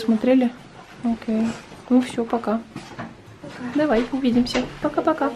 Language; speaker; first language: Russian; native; Russian